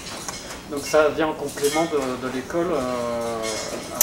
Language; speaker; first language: French; native; French